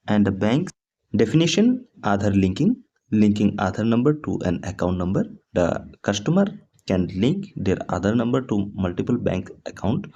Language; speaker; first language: English; non-native, local second language; Assamese